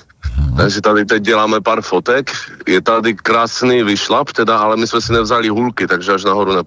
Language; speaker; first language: Czech; native; Czech